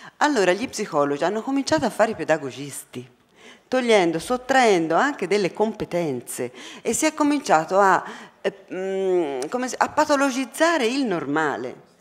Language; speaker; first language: Italian; native; Italian